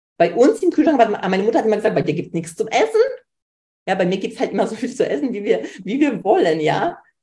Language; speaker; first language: German; early bilingual, other home language; Polish